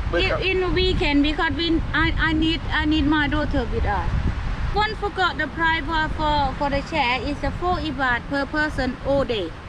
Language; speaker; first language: English; non-native, learner; Thai